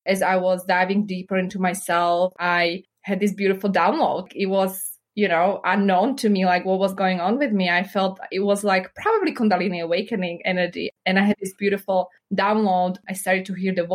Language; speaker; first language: English; non-native, fluent; Slovak